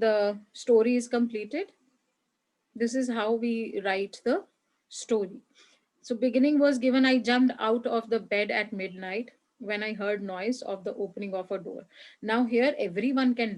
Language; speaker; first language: English; non-native, local second language; Hindi